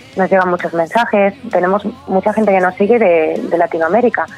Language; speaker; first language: Spanish; native; Spanish